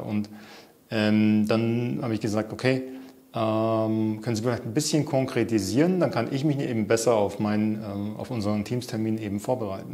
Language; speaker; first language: German; native; German